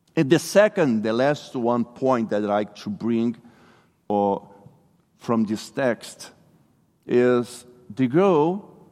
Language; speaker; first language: English; non-native, fluent; Portuguese